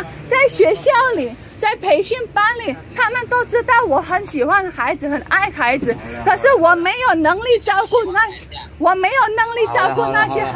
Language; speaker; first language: Chinese; non-native, fluent; Indonesian